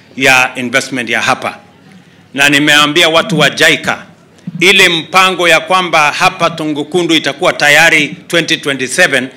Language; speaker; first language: Swahili; non-native, local second language; Kalenjin